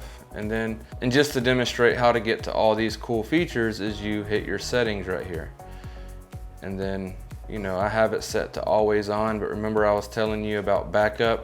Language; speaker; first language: English; native; English